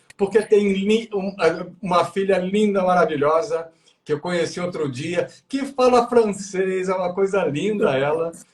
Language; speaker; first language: Portuguese; native; Portuguese